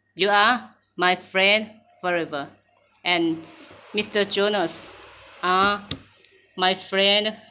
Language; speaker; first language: English; non-native, learner; Thai